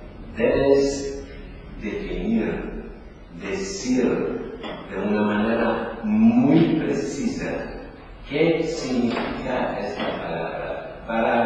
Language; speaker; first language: Spanish; non-native, learner; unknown